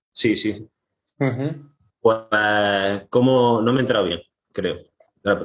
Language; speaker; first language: Spanish; native; Spanish